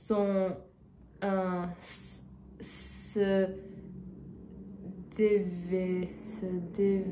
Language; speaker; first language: French; non-native, learner; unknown